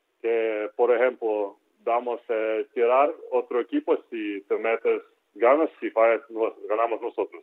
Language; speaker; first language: Spanish; non-native, learner; Ukrainian